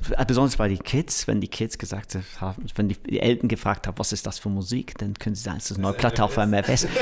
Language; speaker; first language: German; non-native, fluent; English